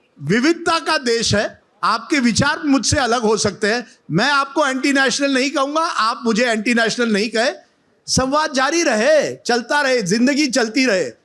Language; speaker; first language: Hindi; non-native, local second language; Marathi